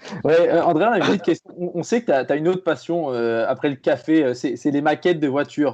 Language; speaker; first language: French; native; French